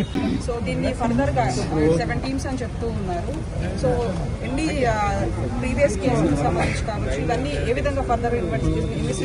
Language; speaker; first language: Telugu; native; Telugu